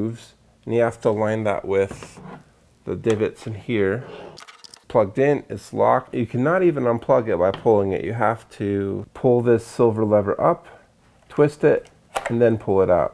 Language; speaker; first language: English; native; English